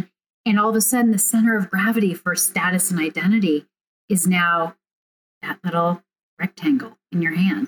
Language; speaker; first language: English; native; English